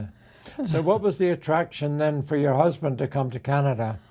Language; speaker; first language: English; native; English